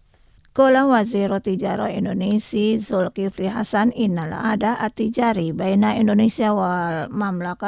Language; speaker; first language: Arabic; non-native, fluent; Indonesian